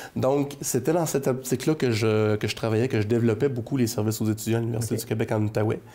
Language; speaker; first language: French; native; French